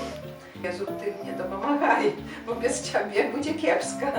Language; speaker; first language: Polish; non-native, learner; Ukrainian